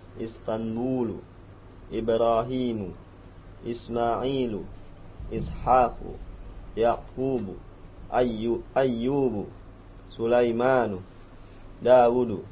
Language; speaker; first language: Arabic; non-native, learner; Indonesian